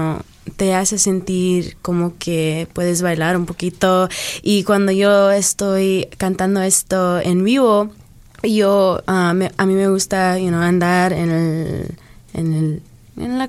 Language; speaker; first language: Spanish; early bilingual, heritage; English